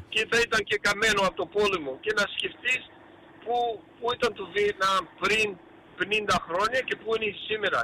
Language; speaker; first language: Greek; early bilingual, heritage; Greek